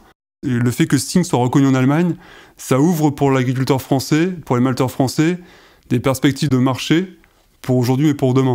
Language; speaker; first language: French; native; French